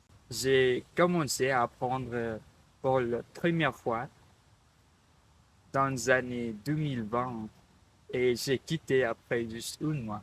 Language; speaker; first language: French; non-native, learner; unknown